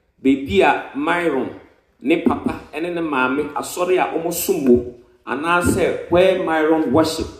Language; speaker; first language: Dutch; non-native, fluent; Akan